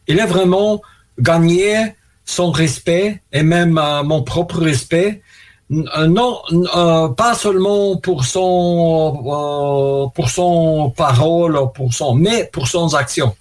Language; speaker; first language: French; non-native, learner; Russian